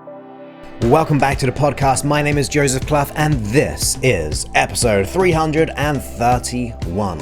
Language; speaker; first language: English; native; English